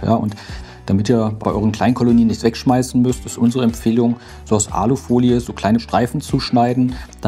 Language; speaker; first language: German; native; German